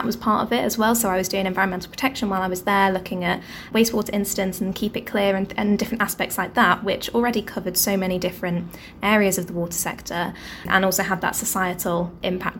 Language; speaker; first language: English; native; English